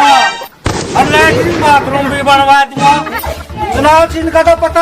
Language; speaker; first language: Hindi; native; Hindi